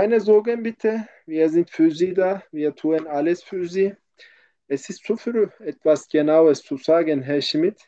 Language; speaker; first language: German; non-native, fluent; Turkish